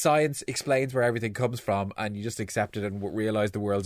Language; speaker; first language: English; native; English